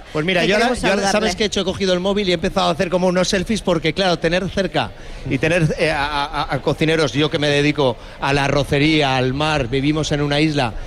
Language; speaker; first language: Spanish; native; Spanish